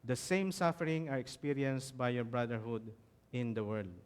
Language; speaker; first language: English; non-native, local second language; Filipino